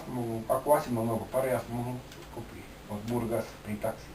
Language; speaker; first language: Bulgarian; non-native, learner; Finnish